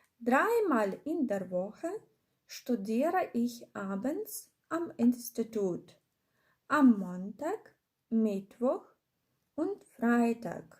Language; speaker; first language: German; non-native, fluent; Ukrainian